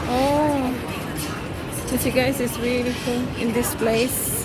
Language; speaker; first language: English; non-native, local second language; Filipino